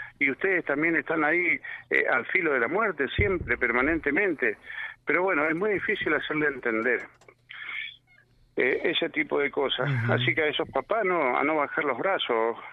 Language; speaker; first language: Spanish; native; Spanish